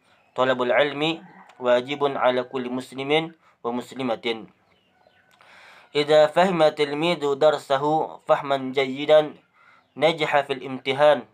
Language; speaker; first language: Arabic; non-native, fluent; Indonesian